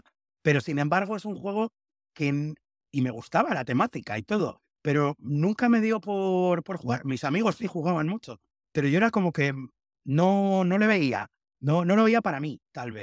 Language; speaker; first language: Spanish; native; Spanish